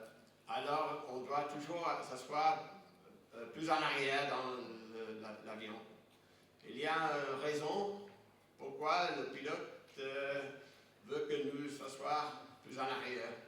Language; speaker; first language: French; non-native, fluent; English